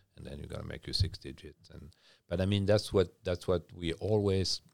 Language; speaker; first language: English; non-native, fluent; French